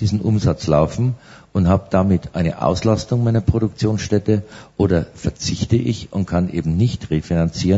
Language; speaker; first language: German; native; German